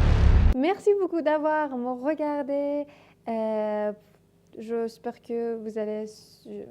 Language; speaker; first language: French; non-native, learner; Persian